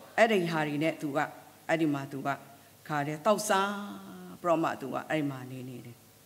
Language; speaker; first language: Burmese; non-native, local second language; Kachin